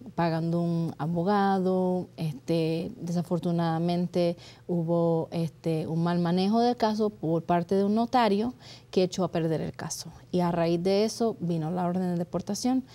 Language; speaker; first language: Spanish; early bilingual, heritage; Spanish